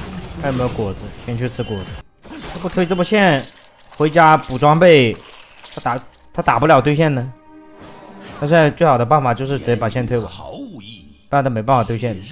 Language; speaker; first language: Chinese; native; Chinese